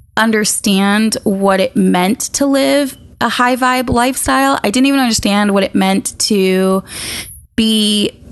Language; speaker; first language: English; native; English